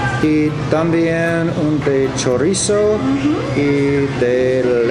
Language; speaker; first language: Spanish; non-native, learner; English